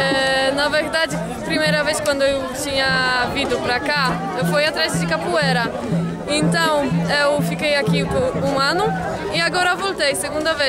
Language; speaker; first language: Portuguese; non-native, fluent; Polish